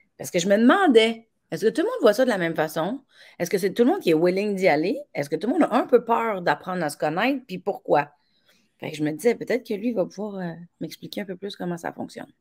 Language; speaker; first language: French; native; French